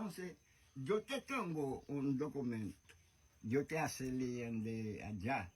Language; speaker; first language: Spanish; non-native, learner; Haitian Creole